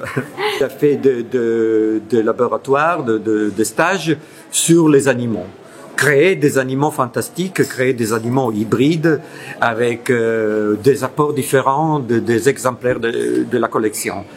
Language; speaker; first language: French; non-native, fluent; Italian